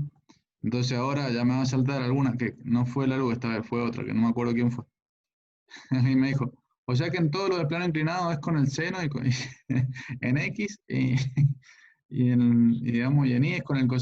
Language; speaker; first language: Spanish; native; Spanish